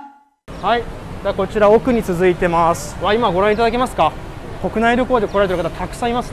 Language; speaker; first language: Japanese; native; Japanese